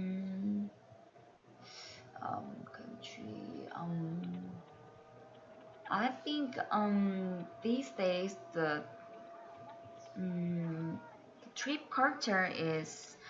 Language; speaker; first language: English; non-native, learner; Korean